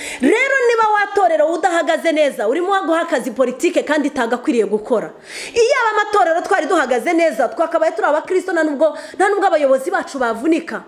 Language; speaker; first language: Kinyarwanda; early bilingual, heritage; Kinyarwanda